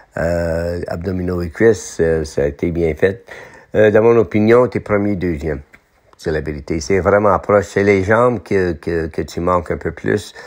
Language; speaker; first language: French; non-native, local second language; English